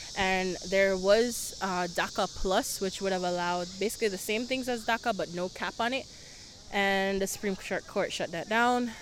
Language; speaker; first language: English; early bilingual, other home language; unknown